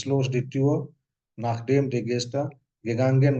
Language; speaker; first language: German; non-native, fluent; Hindi